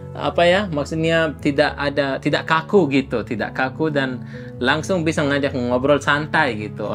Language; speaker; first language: Indonesian; non-native, fluent; Arabic